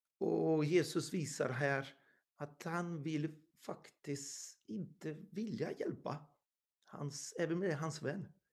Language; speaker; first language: Swedish; non-native, fluent; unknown